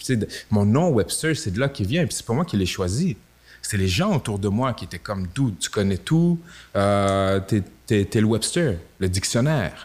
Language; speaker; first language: French; native; French